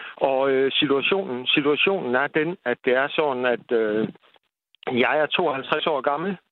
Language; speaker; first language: Danish; native; Danish